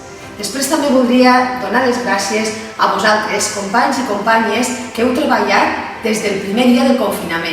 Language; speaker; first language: Catalan; native; Catalan